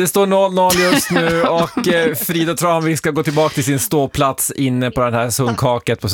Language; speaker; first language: Swedish; native; Swedish